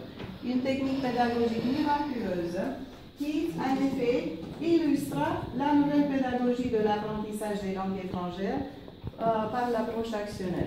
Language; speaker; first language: French; non-native, fluent; Romanian